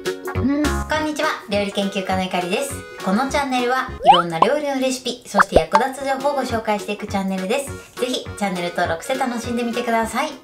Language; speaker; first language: Japanese; native; Japanese